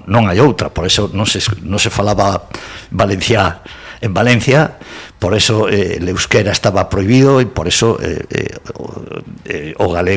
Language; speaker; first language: Galician; non-native, local second language; Spanish